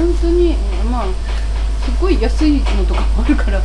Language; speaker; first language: Japanese; native; Japanese